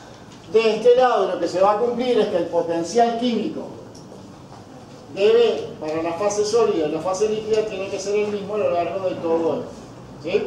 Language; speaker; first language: Spanish; native; Spanish